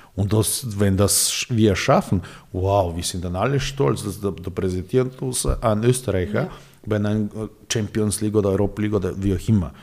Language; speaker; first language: German; non-native, fluent; Serbian